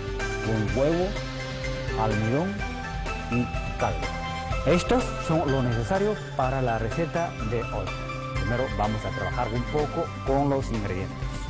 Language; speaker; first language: Spanish; non-native, fluent; Chinese